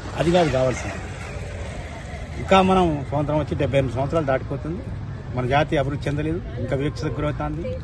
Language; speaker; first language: Telugu; non-native, local second language; Lambadi